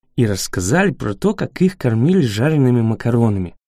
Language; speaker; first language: Russian; non-native, fluent; English